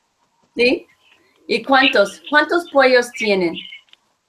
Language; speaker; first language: Spanish; non-native, fluent; English